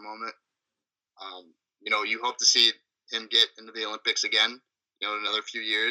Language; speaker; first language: English; native; English